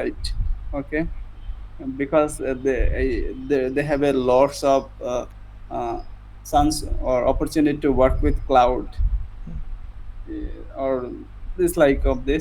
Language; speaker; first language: English; non-native, learner; Bangla